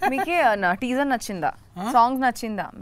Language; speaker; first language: Telugu; non-native, learner; Bangla